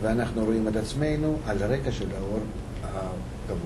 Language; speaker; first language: Hebrew; non-native, fluent; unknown